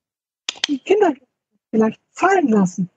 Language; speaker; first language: German; native; German